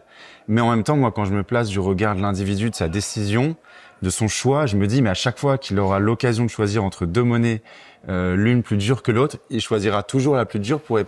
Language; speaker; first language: French; native; French